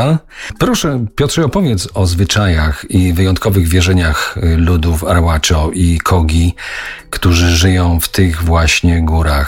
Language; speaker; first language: Polish; native; Polish